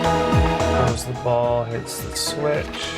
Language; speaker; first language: English; native; English